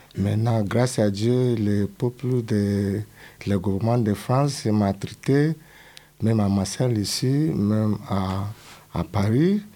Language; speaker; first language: French; non-native, learner; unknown